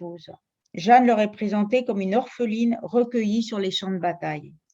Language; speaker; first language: French; native; French